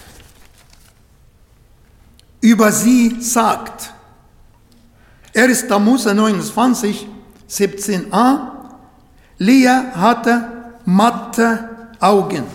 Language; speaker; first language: German; non-native, fluent; Arabic